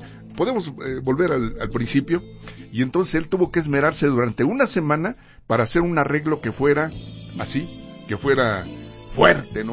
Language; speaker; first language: Spanish; native; Spanish